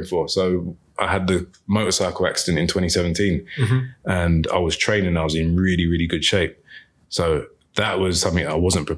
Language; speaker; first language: English; native; English